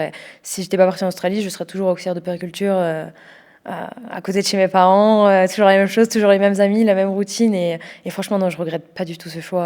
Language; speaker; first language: French; native; French